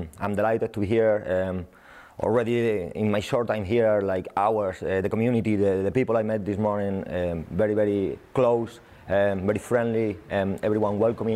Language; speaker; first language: English; non-native, fluent; Spanish